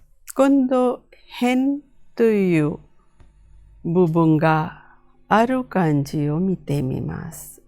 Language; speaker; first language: Japanese; non-native, fluent; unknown